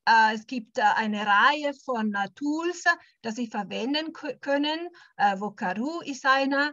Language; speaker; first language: German; non-native, fluent; Italian